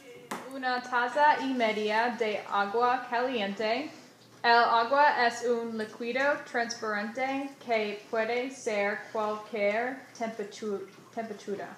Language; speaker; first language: Spanish; non-native, learner; English